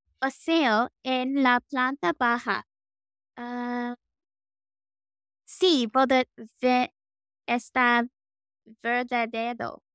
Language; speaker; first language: Spanish; non-native, learner; English